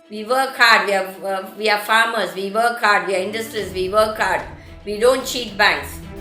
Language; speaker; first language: English; non-native, local second language; Tamil